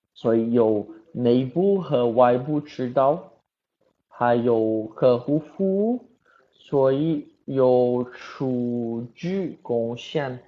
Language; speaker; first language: Chinese; non-native, learner; Portuguese